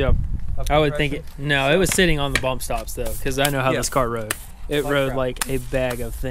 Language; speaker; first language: English; native; English